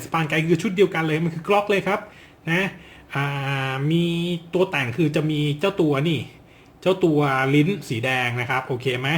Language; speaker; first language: Thai; native; Thai